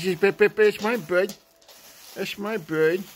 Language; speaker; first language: English; native; English